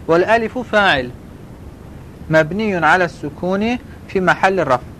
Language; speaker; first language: Arabic; non-native, fluent; Azerbaijani